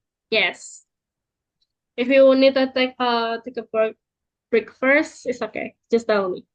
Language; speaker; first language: English; non-native, fluent; Indonesian